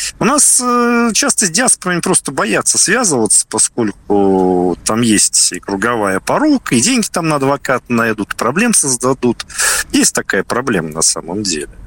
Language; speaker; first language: Russian; native; Russian